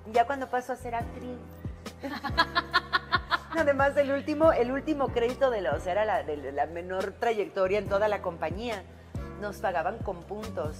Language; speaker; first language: Spanish; early bilingual, other home language; Romanian